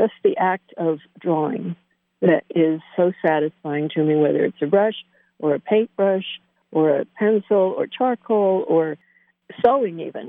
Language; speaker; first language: English; native; English